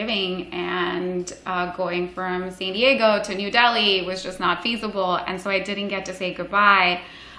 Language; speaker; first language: English; non-native, local second language; Hindi